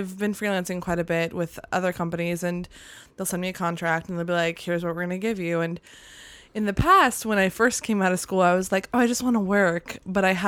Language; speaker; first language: English; native; English